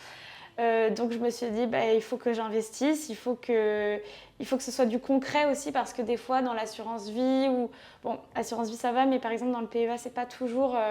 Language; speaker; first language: French; native; French